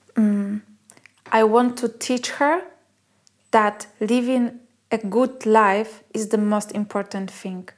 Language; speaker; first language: English; non-native, fluent; Polish